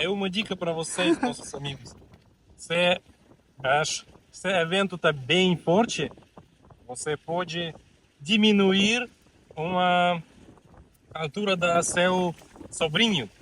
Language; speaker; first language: Portuguese; non-native, learner; Russian